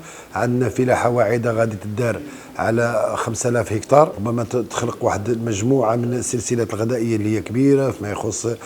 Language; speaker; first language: Arabic; native; Arabic